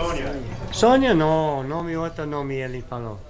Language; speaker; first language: Portuguese; non-native, learner; English